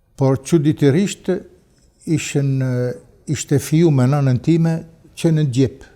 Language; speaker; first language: Albanian; early bilingual, heritage; Albanian